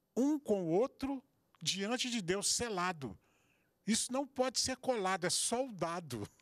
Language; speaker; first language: Portuguese; native; Portuguese